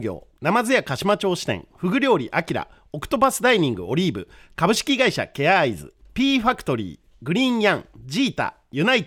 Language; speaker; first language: Japanese; native; Japanese